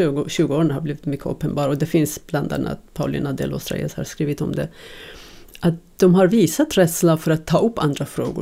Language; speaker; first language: Swedish; non-native, fluent; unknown